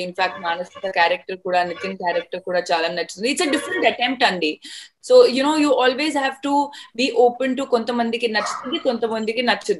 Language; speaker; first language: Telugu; non-native, fluent; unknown